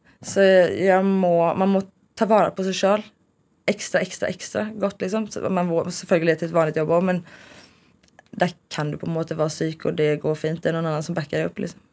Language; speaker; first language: Swedish; native; Swedish